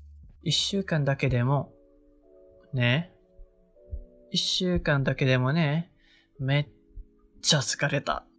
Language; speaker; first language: Japanese; non-native, learner; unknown